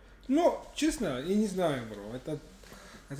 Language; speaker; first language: Russian; non-native, fluent; English